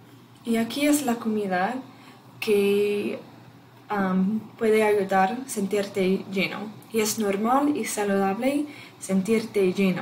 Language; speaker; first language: Spanish; non-native, learner; English